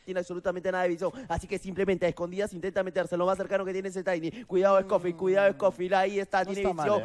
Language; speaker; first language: Spanish; native; Spanish